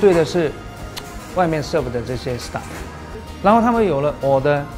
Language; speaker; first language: Chinese; non-native, fluent; Korean